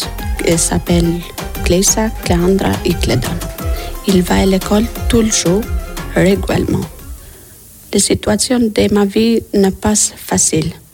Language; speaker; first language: French; non-native, learner; Albanian